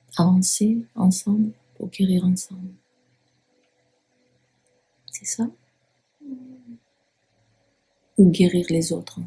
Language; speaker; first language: French; native; French